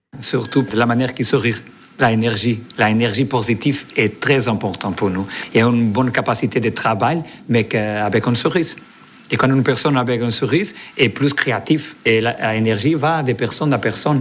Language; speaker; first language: French; non-native, fluent; Portuguese